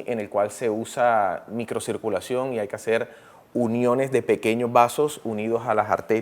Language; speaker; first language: Spanish; native; Spanish